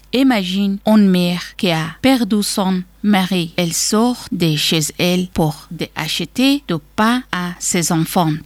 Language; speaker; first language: French; non-native, learner; Persian